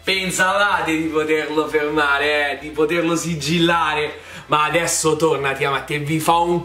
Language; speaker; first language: Italian; native; Italian